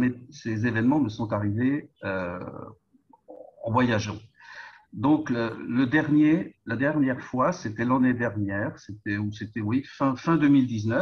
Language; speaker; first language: French; native; French